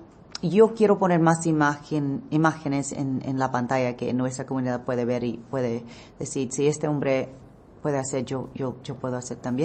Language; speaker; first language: Spanish; early bilingual, heritage; English